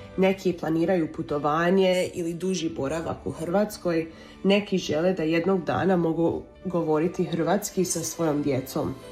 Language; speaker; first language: Croatian; early bilingual, heritage; Croatian